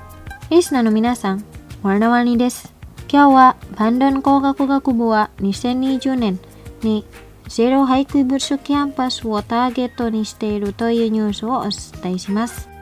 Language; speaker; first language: Japanese; non-native, fluent; Indonesian